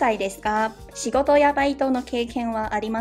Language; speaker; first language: Japanese; non-native, fluent; Chinese